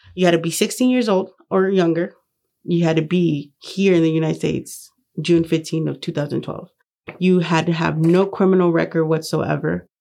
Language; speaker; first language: English; early bilingual, other home language; Spanish